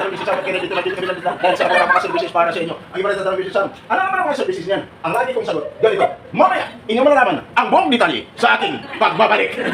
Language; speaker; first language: Filipino; native; Filipino